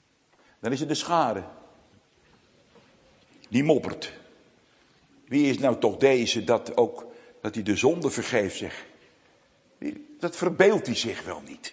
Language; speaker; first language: Dutch; native; Dutch